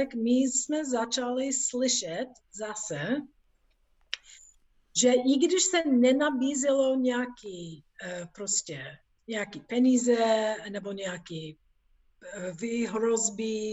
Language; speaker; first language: Czech; non-native, fluent; English